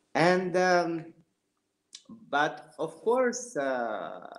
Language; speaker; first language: English; non-native, fluent; Russian